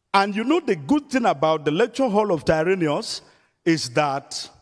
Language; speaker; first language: English; non-native, local second language; Yoruba